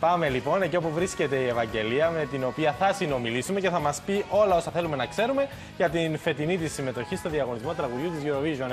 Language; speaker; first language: Greek; native; Greek